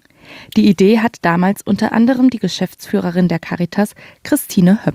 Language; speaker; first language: German; native; German